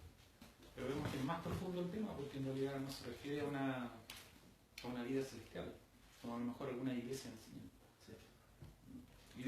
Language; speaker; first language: Spanish; native; Spanish